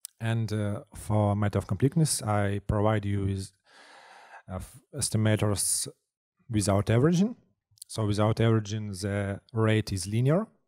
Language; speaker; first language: English; non-native, fluent; Russian